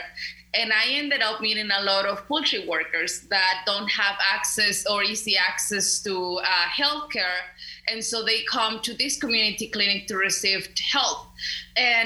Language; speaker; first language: English; non-native, fluent; Spanish